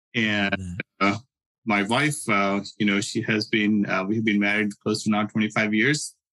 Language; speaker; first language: English; non-native, local second language; Hindi